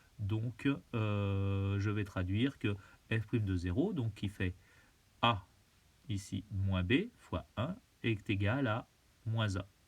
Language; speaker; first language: French; native; French